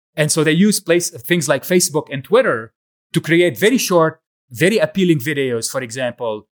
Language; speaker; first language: English; non-native, fluent; Arabic